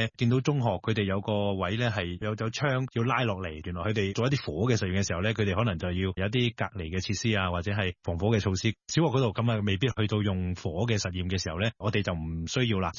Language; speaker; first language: Cantonese; native; Cantonese